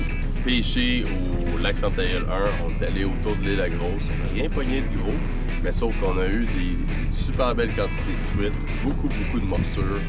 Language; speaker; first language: French; native; French